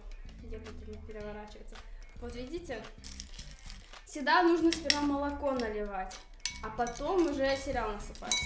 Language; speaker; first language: Russian; early bilingual, heritage; Russian